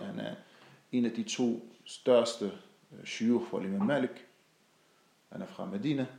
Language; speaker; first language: Danish; non-native, fluent; Arabic